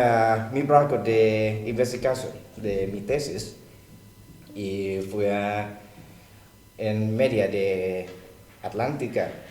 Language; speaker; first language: Spanish; non-native, learner; Thai